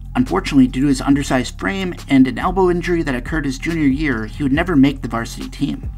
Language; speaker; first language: English; native; English